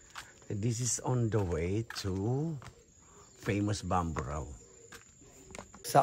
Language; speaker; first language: English; non-native, learner; Filipino